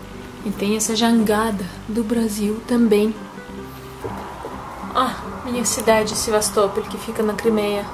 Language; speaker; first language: Portuguese; non-native, fluent; Russian